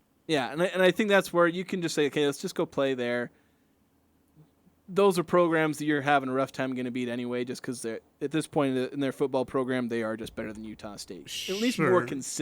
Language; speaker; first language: English; native; English